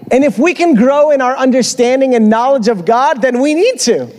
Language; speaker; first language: English; early bilingual, other home language; Spanish